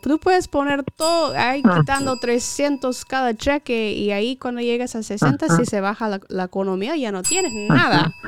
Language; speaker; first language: Spanish; non-native, fluent; English